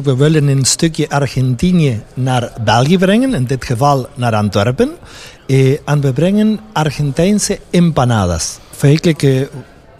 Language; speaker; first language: Dutch; non-native, fluent; Spanish